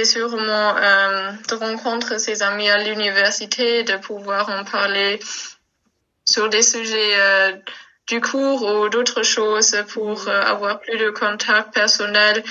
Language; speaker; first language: French; non-native, local second language; Luxembourgish